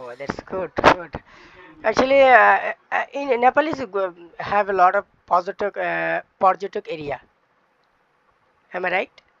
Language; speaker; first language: English; non-native, learner; Bangla